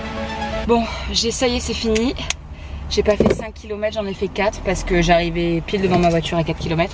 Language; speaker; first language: French; native; French